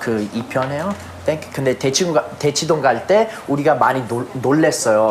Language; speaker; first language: Korean; early bilingual, heritage; English